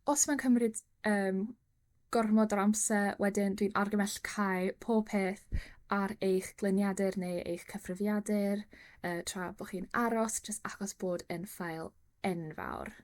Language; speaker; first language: Welsh; non-native, local second language; English